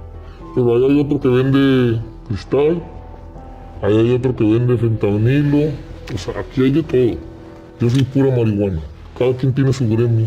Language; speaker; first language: Spanish; native; Spanish